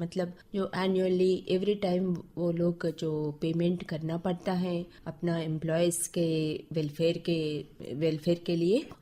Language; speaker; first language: Hindi; non-native, local second language; Telugu